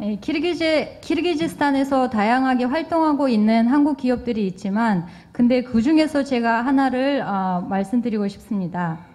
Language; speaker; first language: Korean; non-native, fluent; Kyrgyz